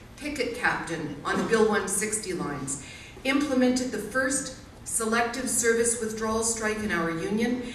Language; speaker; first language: English; native; English